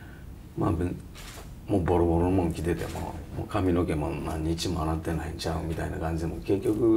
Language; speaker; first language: Japanese; native; Japanese